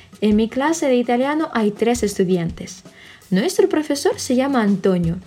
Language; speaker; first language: Spanish; non-native, fluent; Russian